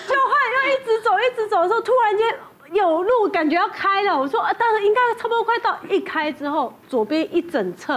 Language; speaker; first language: Chinese; native; Chinese